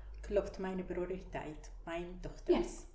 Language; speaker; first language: Dutch; non-native, learner; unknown